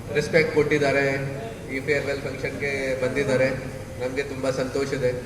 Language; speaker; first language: Kannada; non-native, learner; Hindi